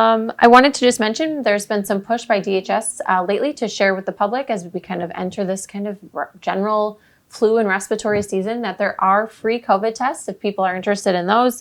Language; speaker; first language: English; native; English